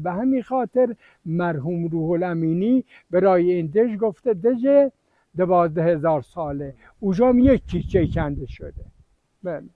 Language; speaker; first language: Persian; native; Persian